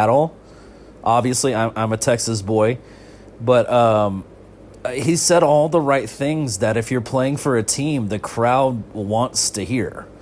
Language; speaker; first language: English; native; English